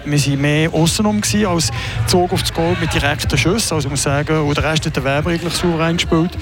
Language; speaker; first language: German; native; German